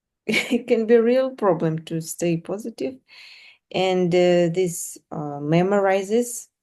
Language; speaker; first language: English; non-native, fluent; Russian